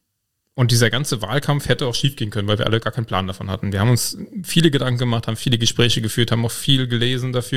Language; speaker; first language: German; native; German